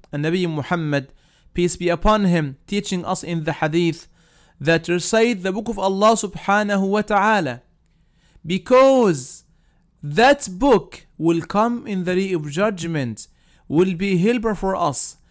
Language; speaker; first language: English; non-native, fluent; Arabic